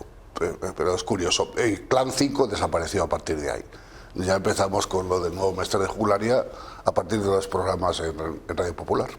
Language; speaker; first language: Spanish; native; Spanish